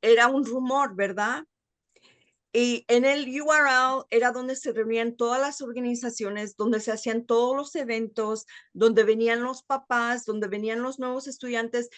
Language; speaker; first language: Spanish; early bilingual, heritage; Spanish